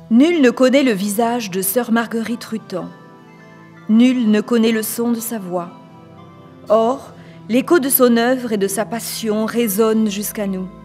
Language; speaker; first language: French; native; French